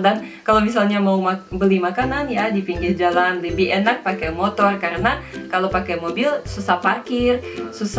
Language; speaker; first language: Indonesian; non-native, fluent; Russian